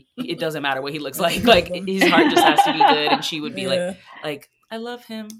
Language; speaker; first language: English; native; English